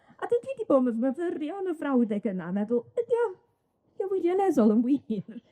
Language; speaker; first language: Welsh; native; Welsh